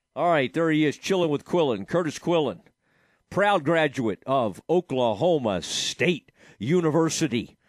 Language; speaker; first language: English; native; English